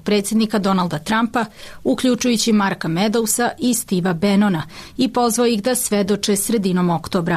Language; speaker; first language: Serbian; native; Serbian